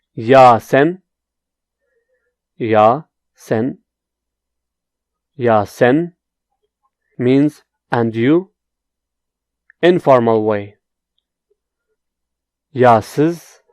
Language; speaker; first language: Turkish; non-native, fluent; Urdu